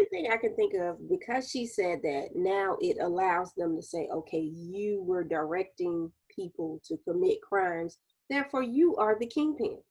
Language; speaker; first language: English; native; English